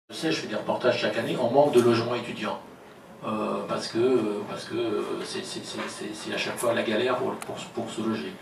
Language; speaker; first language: French; native; French